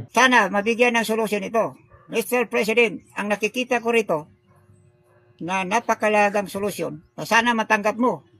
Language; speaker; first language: Filipino; non-native, local second language; Maguindanaon